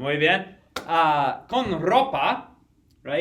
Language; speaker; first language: Spanish; non-native, fluent; English